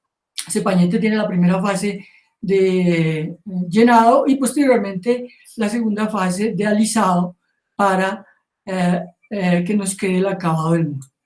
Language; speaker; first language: Spanish; native; Spanish